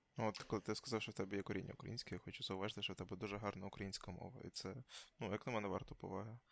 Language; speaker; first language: Ukrainian; native; Ukrainian